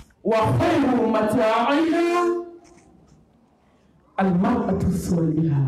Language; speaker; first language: Arabic; non-native, fluent; Dyula